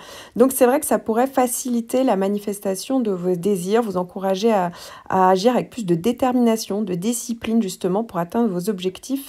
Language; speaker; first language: French; native; French